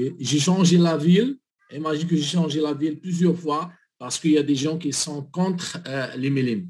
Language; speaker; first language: French; non-native, learner; Arabic